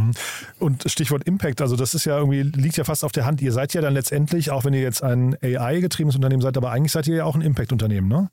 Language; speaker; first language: German; native; German